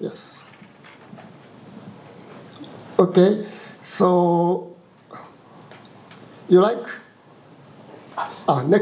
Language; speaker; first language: English; non-native, fluent; Japanese